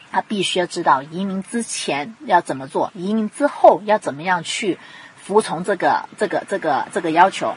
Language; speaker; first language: Chinese; non-native, local second language; Cantonese